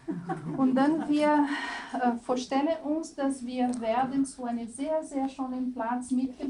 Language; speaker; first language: German; non-native, learner; Portuguese